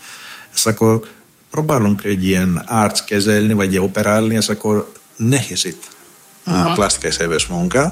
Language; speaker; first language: Hungarian; non-native, fluent; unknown